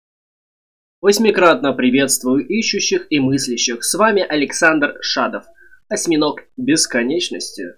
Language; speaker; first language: Russian; native; Russian